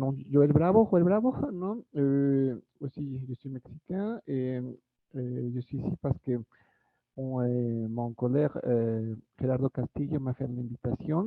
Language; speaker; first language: French; non-native, fluent; Spanish